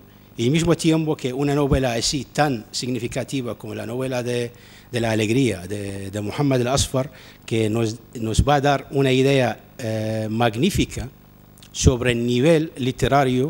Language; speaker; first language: Spanish; non-native, fluent; Arabic